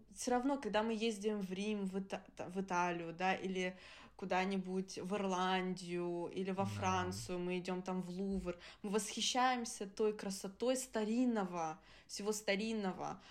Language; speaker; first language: Russian; early bilingual, other home language; Adyghe